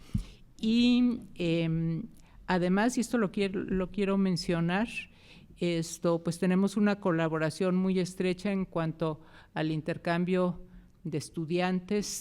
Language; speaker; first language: Spanish; native; Spanish